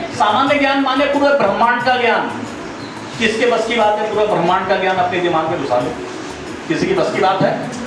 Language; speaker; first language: Hindi; native; Hindi